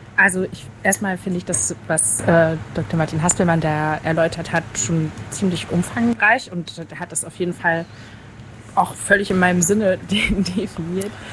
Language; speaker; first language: German; native; German